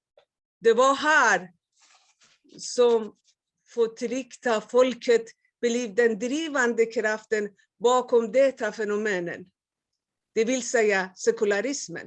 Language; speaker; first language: Swedish; non-native, fluent; Persian